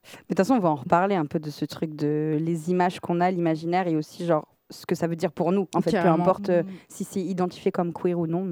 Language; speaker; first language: French; native; French